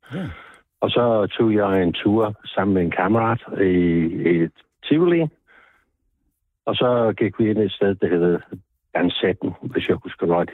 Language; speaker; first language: Danish; non-native, fluent; English